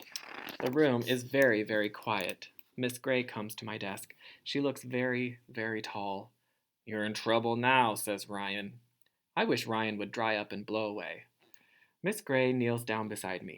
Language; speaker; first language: English; native; English